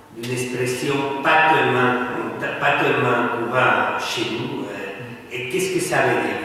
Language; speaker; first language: French; non-native, fluent; Spanish